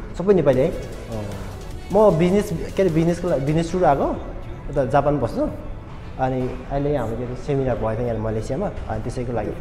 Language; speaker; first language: Nepali; non-native, local second language; Sherpa